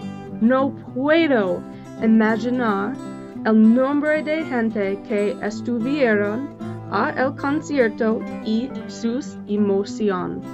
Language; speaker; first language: Spanish; non-native, learner; English